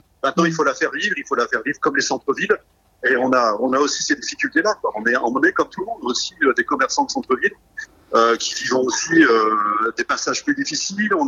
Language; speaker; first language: French; native; French